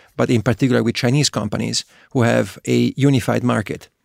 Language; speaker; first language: English; non-native, fluent; Italian